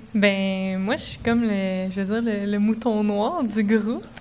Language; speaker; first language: French; native; French